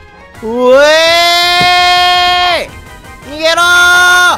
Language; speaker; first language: Japanese; native; Japanese